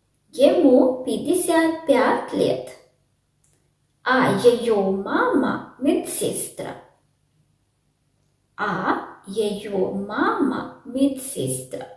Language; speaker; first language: Russian; non-native, learner; Sinhala